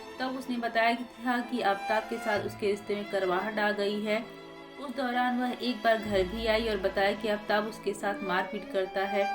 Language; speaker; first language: Hindi; native; Hindi